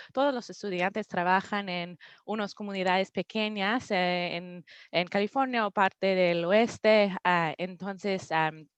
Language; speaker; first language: Spanish; non-native, learner; English